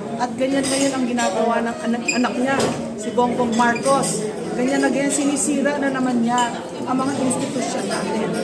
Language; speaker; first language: Filipino; native; Filipino